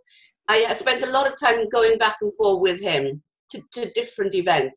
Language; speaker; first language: English; native; English